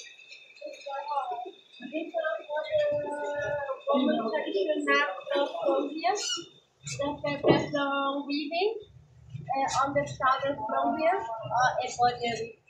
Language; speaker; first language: English; non-native, learner; Hmong